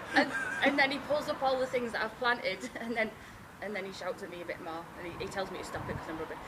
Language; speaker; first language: English; native; English